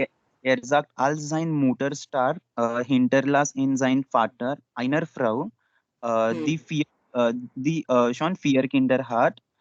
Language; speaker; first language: German; non-native, learner; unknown